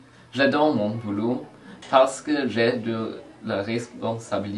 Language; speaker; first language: French; non-native, learner; English